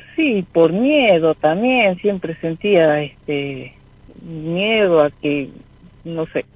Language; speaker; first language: Spanish; native; Spanish